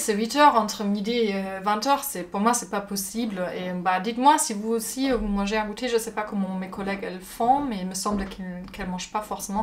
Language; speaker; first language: French; non-native, fluent; German